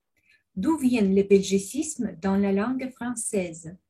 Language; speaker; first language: French; non-native, fluent; Russian